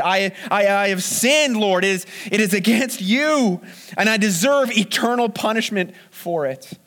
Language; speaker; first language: English; native; English